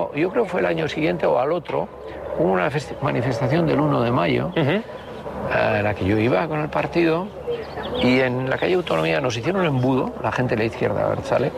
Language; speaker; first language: Spanish; native; Spanish